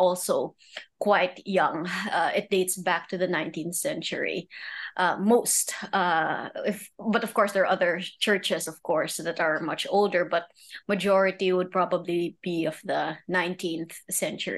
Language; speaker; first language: English; native; English